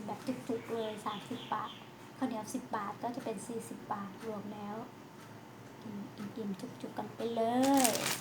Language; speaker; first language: Thai; native; Thai